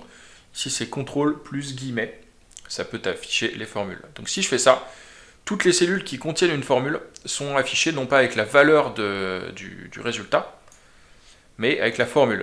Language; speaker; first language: French; native; French